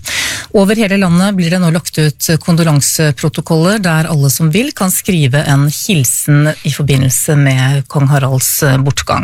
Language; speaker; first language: Norwegian; native; Norwegian